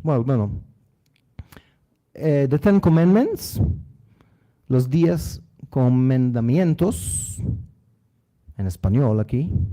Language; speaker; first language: Spanish; non-native, learner; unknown